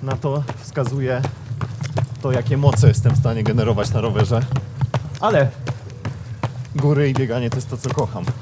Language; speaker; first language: Polish; native; Polish